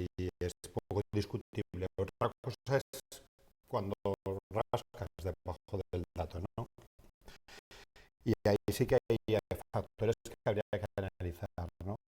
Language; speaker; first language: Spanish; native; Spanish